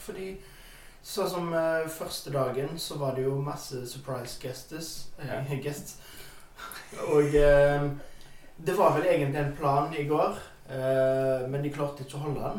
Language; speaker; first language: Norwegian; native; Norwegian